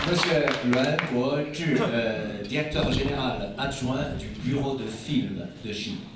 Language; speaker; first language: French; non-native, fluent; Chinese